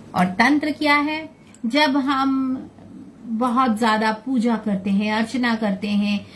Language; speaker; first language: Hindi; non-native, local second language; Bangla